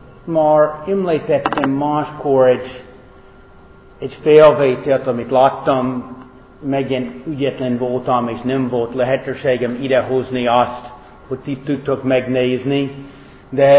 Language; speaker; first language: Hungarian; non-native, fluent; English